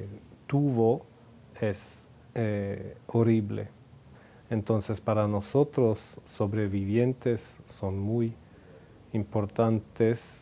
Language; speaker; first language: Spanish; non-native, fluent; Hebrew